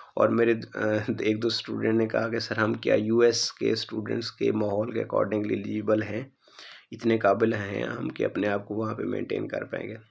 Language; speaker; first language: Urdu; non-native, local second language; Punjabi